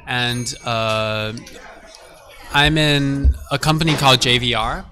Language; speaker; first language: English; early bilingual, heritage; English